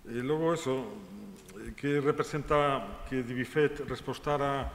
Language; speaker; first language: Spanish; non-native, local second language; Galician